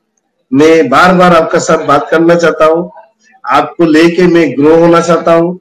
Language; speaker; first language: Hindi; non-native, fluent; Bangla